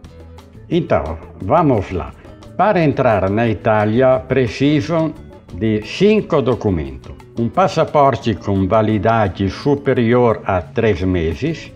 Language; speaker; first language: Portuguese; non-native, learner; Italian